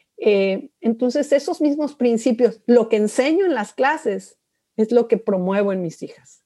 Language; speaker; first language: Spanish; native; Spanish